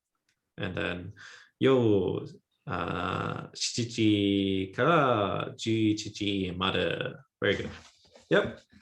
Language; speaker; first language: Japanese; non-native, fluent; English